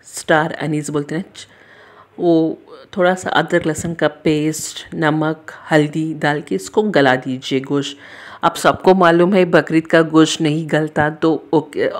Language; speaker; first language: Hindi; native; Hindi